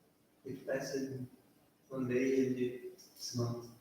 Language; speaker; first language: English; non-native, learner; Portuguese